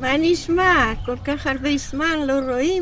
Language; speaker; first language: Hebrew; non-native, fluent; Spanish